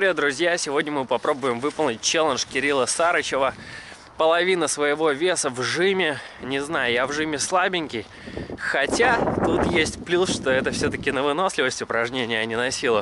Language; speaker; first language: Russian; native; Russian